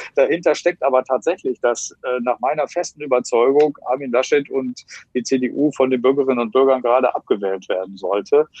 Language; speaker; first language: German; native; German